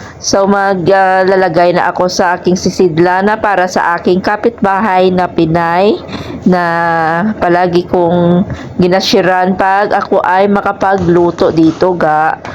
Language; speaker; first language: Filipino; non-native, local second language; Hiligaynon